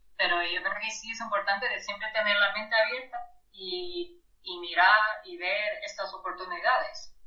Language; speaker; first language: Spanish; non-native, fluent; German